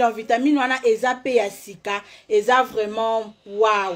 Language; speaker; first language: French; non-native, local second language; Lingala